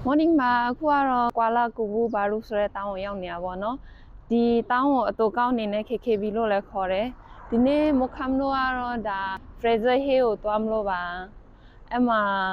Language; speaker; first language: Burmese; native; Burmese